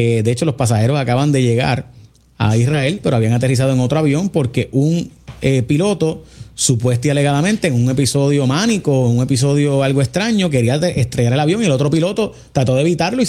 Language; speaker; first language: Spanish; native; Spanish